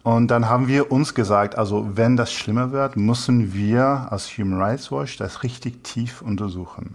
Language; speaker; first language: German; non-native, fluent; English